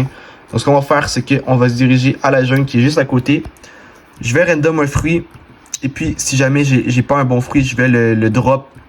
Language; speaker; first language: French; native; French